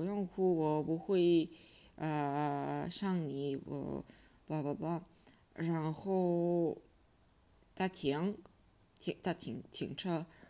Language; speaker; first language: Chinese; non-native, fluent; Serbian